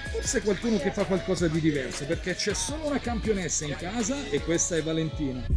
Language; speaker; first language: Italian; native; Italian